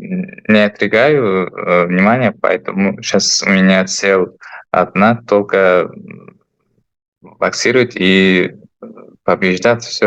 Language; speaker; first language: Russian; non-native, fluent; Uzbek